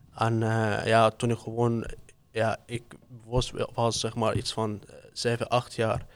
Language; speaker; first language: Dutch; non-native, fluent; Arabic